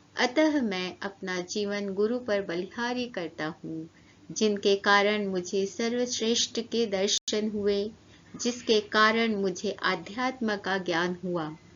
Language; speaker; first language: Hindi; native; Hindi